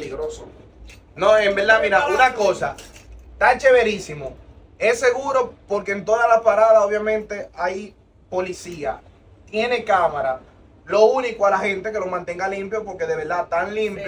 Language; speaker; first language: Spanish; native; Spanish